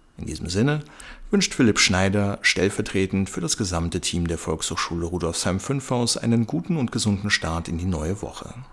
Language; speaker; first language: German; native; German